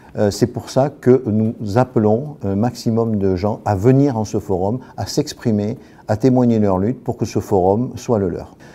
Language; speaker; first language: French; native; French